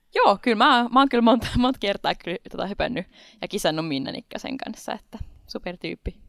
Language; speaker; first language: Finnish; non-native, local second language; Swedish